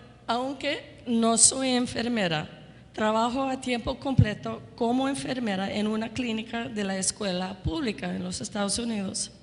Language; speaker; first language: Spanish; non-native, fluent; English